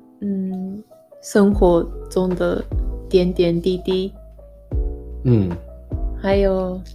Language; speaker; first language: Chinese; non-native, learner; Japanese